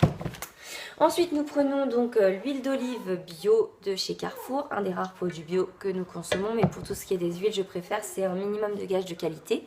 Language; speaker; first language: French; native; French